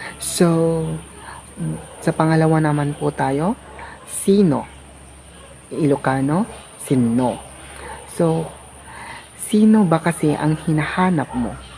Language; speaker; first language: Filipino; non-native, local second language; Iloko